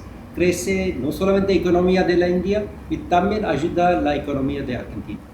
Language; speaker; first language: Spanish; non-native, fluent; Hindi